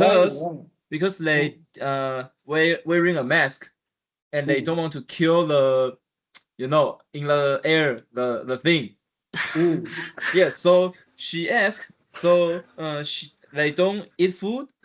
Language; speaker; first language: English; non-native, learner; Chinese